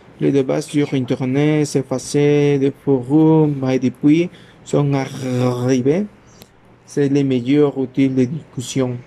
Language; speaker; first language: French; non-native, learner; Spanish